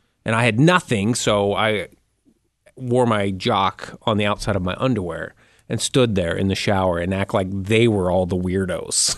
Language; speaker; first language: English; native; English